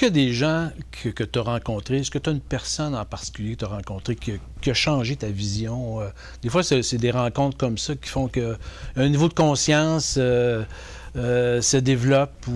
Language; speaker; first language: French; native; French